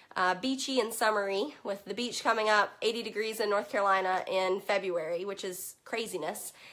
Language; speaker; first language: English; native; English